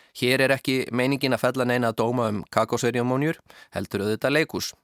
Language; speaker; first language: Icelandic; native; Icelandic